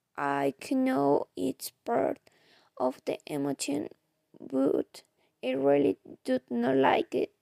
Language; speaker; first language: English; non-native, fluent; Spanish